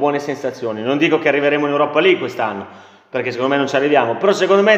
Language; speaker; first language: Italian; native; Italian